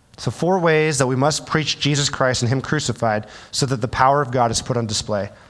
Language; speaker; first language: English; early bilingual, other home language; Chinese